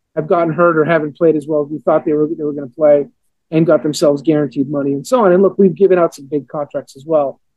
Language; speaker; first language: English; native; English